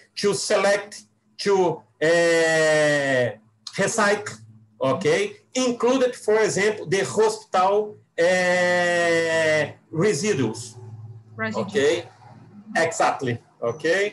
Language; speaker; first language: English; non-native, learner; Portuguese